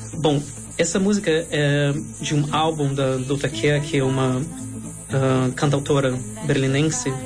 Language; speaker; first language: Portuguese; non-native, fluent; Russian